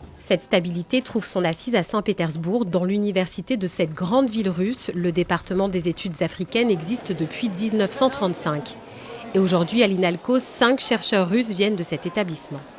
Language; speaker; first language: French; native; French